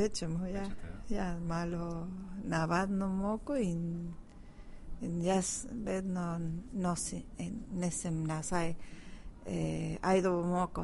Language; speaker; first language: Slovenian; early bilingual, heritage; Spanish